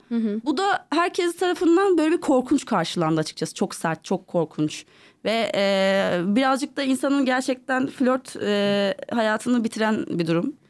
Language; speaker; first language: Turkish; native; Turkish